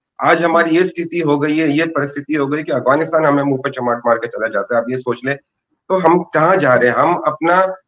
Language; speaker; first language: Urdu; native; Urdu